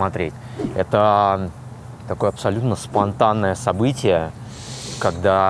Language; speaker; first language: Russian; native; Russian